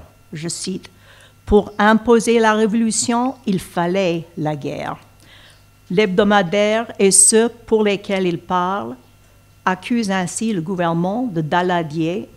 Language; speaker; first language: French; non-native, fluent; English